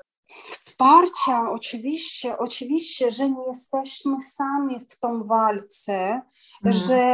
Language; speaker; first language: Polish; non-native, learner; Ukrainian